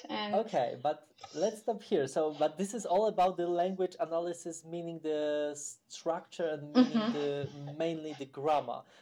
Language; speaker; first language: English; non-native, fluent; Polish